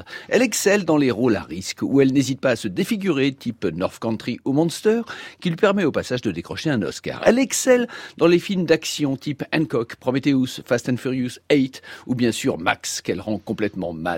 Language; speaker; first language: French; native; French